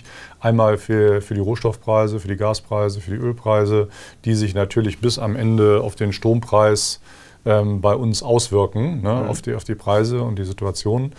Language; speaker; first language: German; native; German